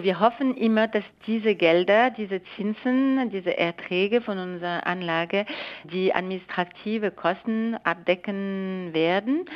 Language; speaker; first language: German; non-native, local second language; French